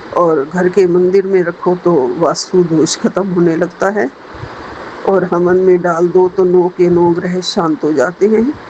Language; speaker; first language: Hindi; native; Hindi